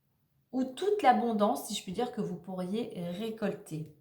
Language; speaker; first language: French; native; French